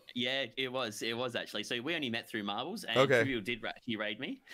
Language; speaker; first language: English; native; English